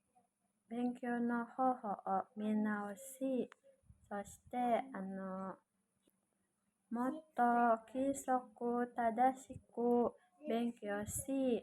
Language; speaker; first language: Japanese; non-native, learner; Indonesian